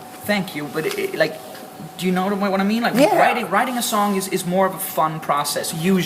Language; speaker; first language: English; non-native, fluent; Danish